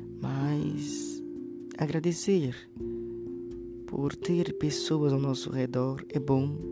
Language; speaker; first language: Portuguese; native; Portuguese